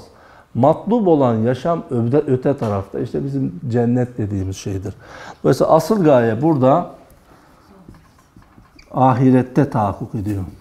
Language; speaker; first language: Turkish; native; Turkish